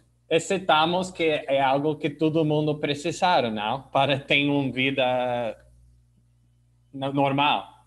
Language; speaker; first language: Portuguese; non-native, learner; English